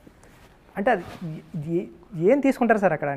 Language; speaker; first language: Telugu; native; Telugu